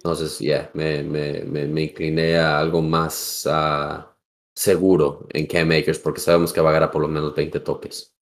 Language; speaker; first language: Spanish; early bilingual, heritage; Spanish